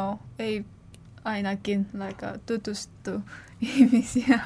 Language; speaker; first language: Finnish; non-native, learner; Korean